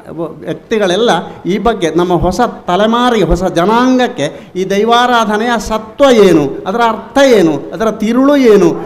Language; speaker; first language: Kannada; non-native, local second language; Tulu